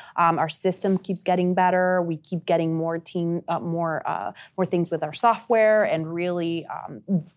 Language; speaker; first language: English; non-native, fluent; Spanish